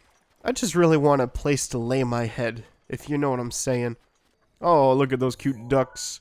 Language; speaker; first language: English; native; English